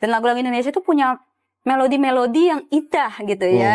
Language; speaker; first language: Indonesian; native; Indonesian